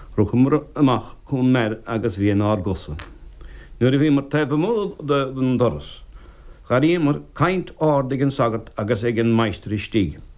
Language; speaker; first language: Irish; native; Irish